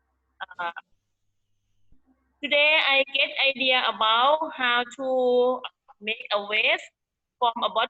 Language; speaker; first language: English; non-native, learner; Thai